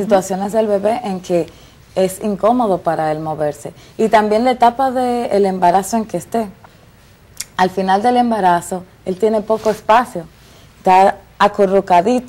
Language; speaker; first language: Spanish; native; Spanish